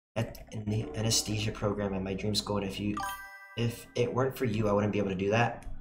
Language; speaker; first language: English; native; English